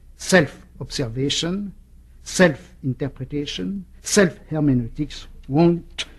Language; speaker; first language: English; non-native, fluent; French